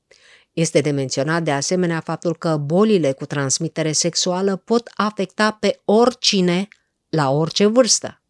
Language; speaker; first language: Romanian; native; Romanian